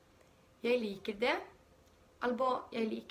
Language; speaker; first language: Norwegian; non-native, learner; Polish